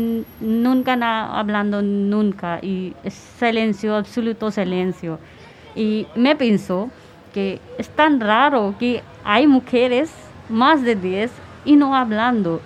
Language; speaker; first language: Spanish; non-native, learner; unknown